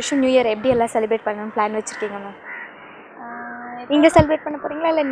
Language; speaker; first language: Tamil; native; Tamil